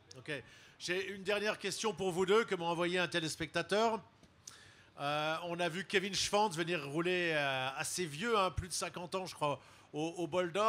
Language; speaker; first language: French; native; French